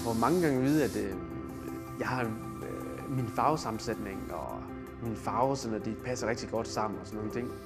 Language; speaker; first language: Danish; early bilingual, other home language; Thai